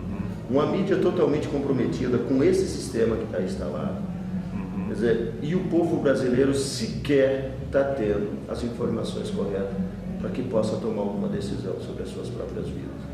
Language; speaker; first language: Portuguese; native; Portuguese